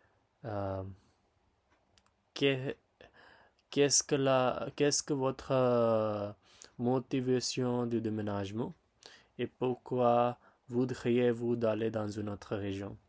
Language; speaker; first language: French; non-native, learner; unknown